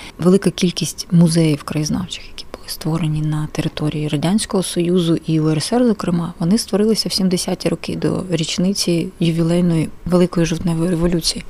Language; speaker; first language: Ukrainian; non-native, local second language; Russian